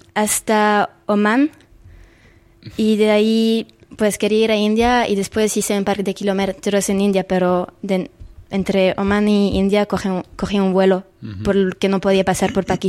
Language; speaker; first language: Spanish; non-native, fluent; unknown